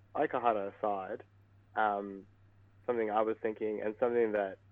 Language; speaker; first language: English; native; English